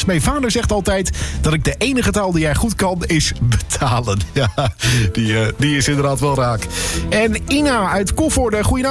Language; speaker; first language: Dutch; native; Dutch